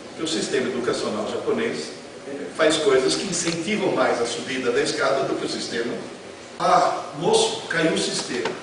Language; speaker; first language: Portuguese; non-native, fluent; Italian